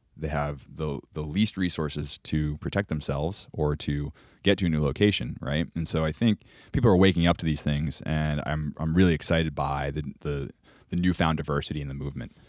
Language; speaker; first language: English; native; English